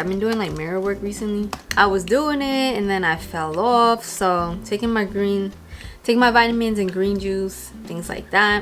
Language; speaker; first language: English; native; English